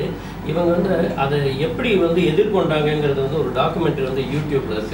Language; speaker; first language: Tamil; native; Tamil